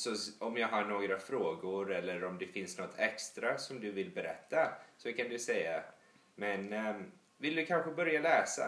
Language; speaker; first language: Swedish; early bilingual, heritage; English